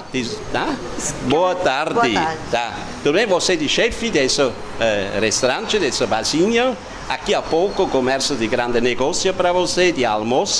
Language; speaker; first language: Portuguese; non-native, learner; German